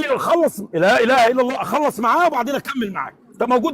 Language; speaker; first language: Arabic; native; Arabic